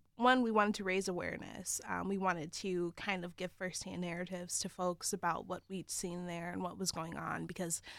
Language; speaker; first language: English; native; English